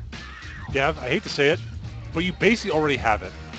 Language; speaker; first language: English; native; English